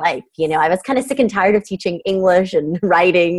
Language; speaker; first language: English; non-native, fluent; Turkish